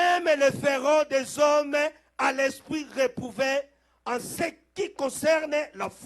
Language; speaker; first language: French; non-native, local second language; Lingala